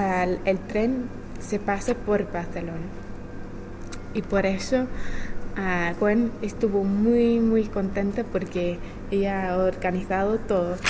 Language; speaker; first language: Spanish; non-native, learner; English